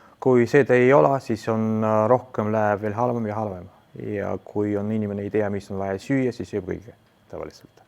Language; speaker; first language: Estonian; non-native, local second language; Russian